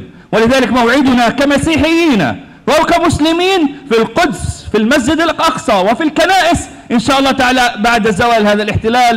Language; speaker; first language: Arabic; native; Arabic